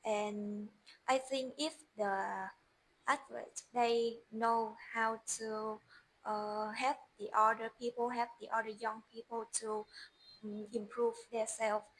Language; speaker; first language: English; non-native, learner; Vietnamese